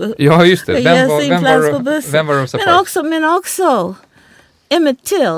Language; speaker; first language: Swedish; non-native, fluent; English